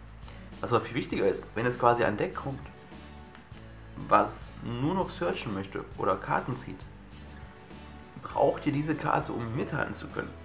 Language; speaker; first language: German; native; German